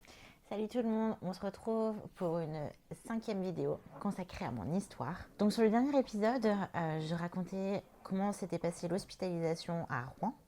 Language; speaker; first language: French; native; French